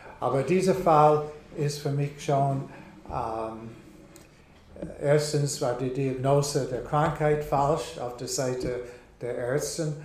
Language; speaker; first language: German; non-native, fluent; English